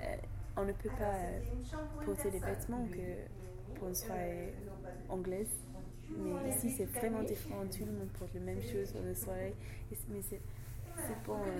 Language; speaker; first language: French; non-native, learner; English